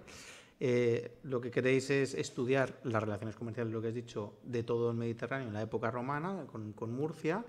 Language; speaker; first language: Spanish; native; Spanish